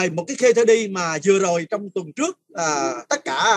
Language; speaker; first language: Vietnamese; early bilingual, other home language; French